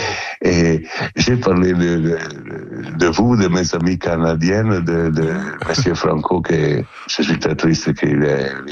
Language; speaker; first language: French; non-native, learner; Italian